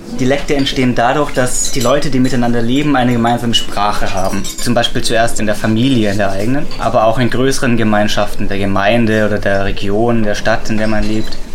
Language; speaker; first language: German; native; German